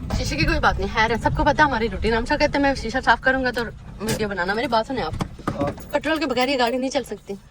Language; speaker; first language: Urdu; non-native, local second language; Punjabi